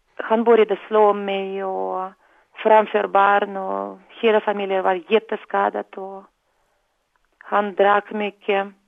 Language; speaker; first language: Swedish; non-native, fluent; Russian